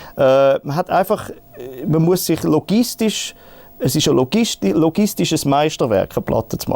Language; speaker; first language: German; native; German